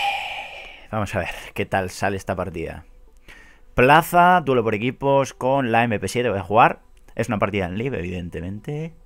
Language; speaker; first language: Spanish; native; Spanish